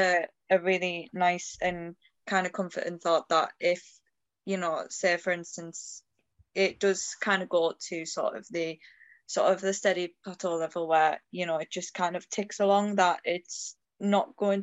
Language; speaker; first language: English; native; English